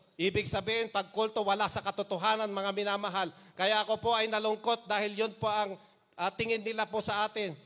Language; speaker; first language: Filipino; non-native, local second language; Iloko